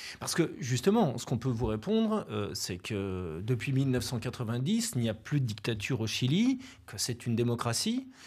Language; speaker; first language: French; native; French